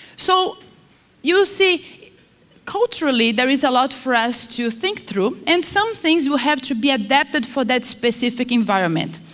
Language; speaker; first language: English; non-native, fluent; Portuguese